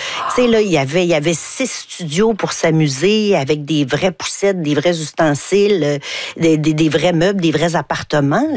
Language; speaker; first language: French; native; French